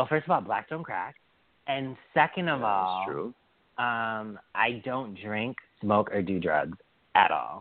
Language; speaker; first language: English; native; English